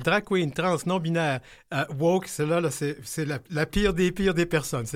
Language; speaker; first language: French; native; French